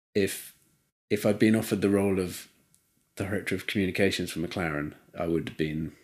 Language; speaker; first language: English; native; English